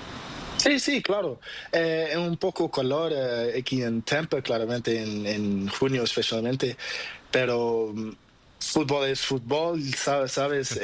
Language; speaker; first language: Spanish; non-native, learner; Portuguese